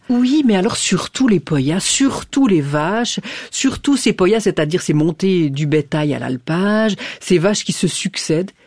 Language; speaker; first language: French; native; French